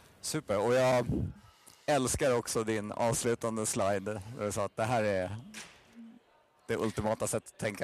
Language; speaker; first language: Swedish; native; Swedish